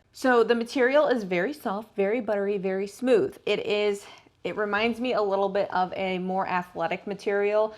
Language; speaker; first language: English; native; English